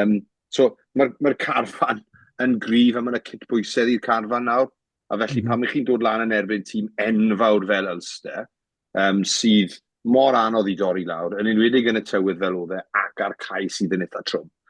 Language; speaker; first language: Welsh; native; Welsh